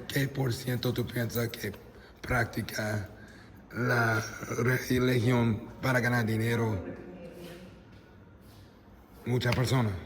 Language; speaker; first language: Spanish; non-native, learner; English